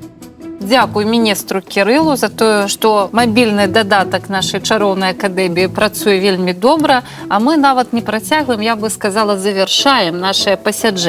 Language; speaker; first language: Belarusian; native; Belarusian